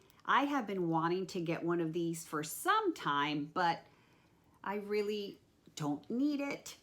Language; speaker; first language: English; native; English